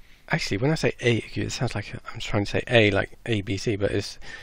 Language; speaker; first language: English; native; English